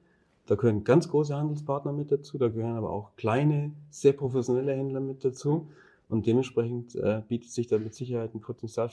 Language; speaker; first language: German; native; German